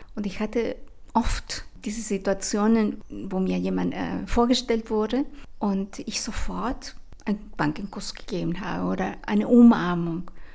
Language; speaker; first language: German; non-native, fluent; Spanish